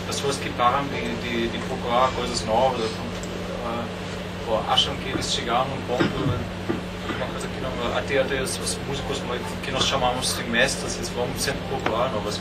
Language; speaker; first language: Portuguese; non-native, fluent; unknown